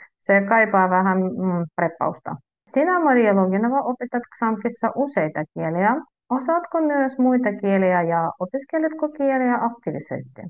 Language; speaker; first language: Finnish; non-native, fluent; Russian